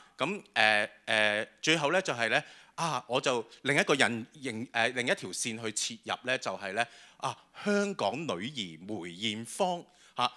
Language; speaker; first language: Cantonese; native; Cantonese